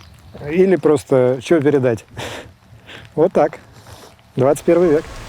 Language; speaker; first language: Russian; native; Russian